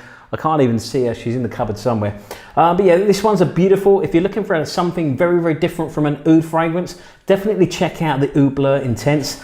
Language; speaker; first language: English; native; English